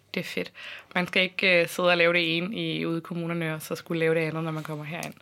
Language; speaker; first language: Danish; native; Danish